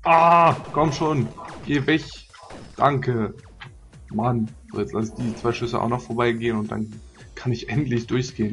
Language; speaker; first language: German; native; German